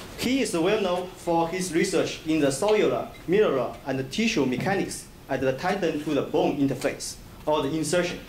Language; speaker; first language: English; non-native, fluent; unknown